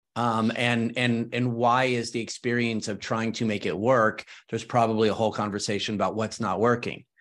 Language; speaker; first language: English; early bilingual, other home language; Spanish